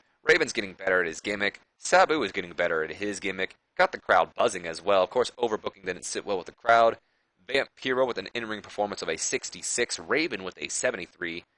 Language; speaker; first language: English; native; English